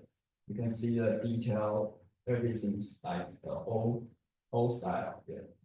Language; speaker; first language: English; non-native, learner; Chinese